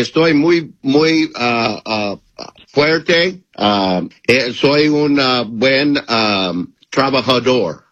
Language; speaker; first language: Spanish; non-native, learner; English